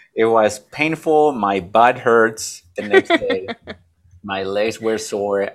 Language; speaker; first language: English; non-native, fluent; Spanish